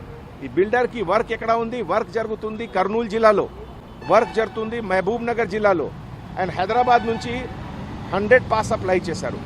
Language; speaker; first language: Telugu; non-native, fluent; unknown